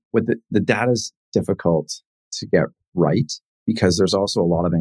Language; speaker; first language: English; native; English